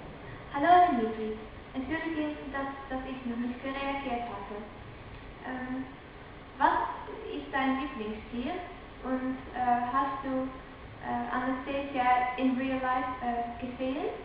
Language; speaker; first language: German; non-native, learner; Dutch